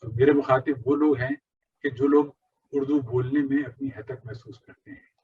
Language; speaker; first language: Urdu; native; Urdu